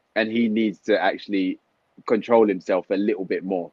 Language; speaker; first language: English; native; English